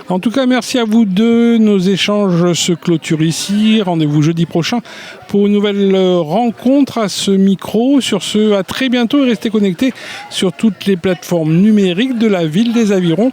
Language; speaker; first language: French; native; French